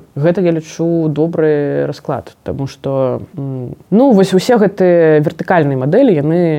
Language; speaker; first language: Belarusian; non-native, local second language; Russian